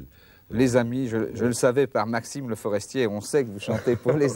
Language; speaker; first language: French; native; French